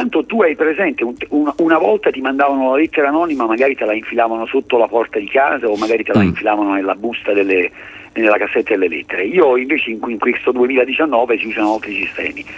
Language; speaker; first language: Italian; native; Italian